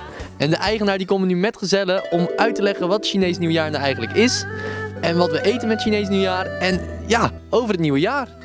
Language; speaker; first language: Dutch; native; Dutch